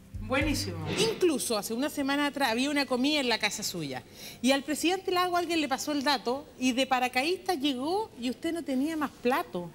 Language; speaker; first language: Spanish; native; Spanish